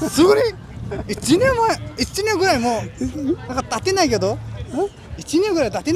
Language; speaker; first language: Japanese; non-native, learner; Nepali